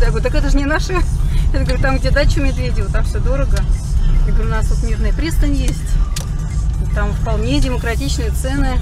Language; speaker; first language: Russian; native; Russian